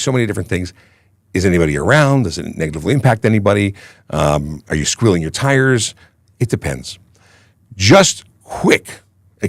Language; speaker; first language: English; native; English